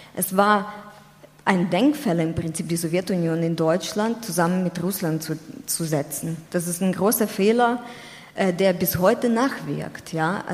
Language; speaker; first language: German; non-native, fluent; Ukrainian